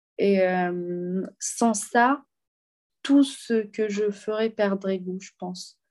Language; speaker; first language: French; non-native, local second language; Arabic